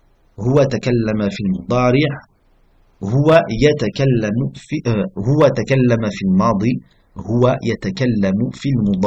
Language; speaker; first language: Arabic; non-native, fluent; French